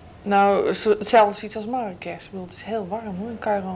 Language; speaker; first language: Dutch; native; Dutch